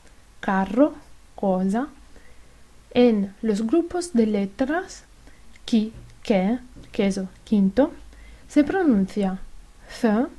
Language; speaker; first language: Spanish; non-native, fluent; Italian